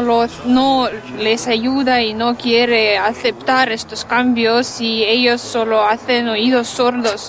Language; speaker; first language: Spanish; non-native, fluent; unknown